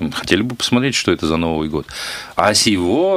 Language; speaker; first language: Russian; native; Russian